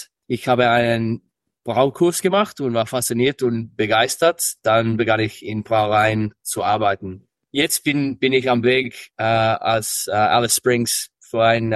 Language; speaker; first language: German; early bilingual, heritage; English